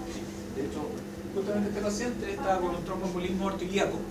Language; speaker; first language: Spanish; native; Spanish